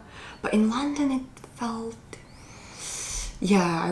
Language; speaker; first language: English; non-native, fluent; Russian